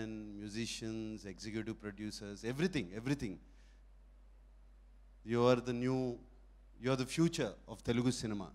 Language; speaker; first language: Telugu; native; Telugu